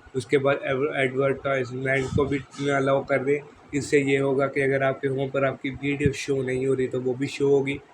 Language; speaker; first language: Urdu; non-native, local second language; Punjabi